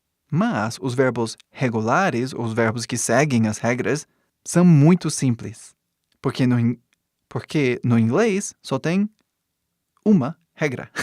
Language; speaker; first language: Portuguese; non-native, fluent; English